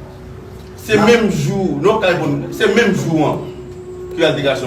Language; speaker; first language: Haitian Creole; native; Haitian Creole